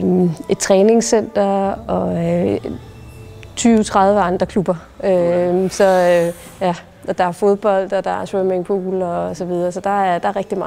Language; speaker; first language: Danish; native; Danish